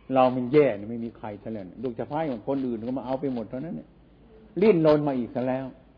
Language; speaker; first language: Thai; non-native, local second language; Northeastern Thai